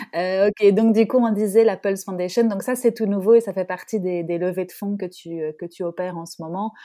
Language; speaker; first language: French; native; French